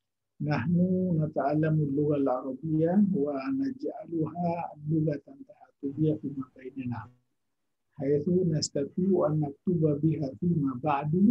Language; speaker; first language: Arabic; non-native, fluent; Indonesian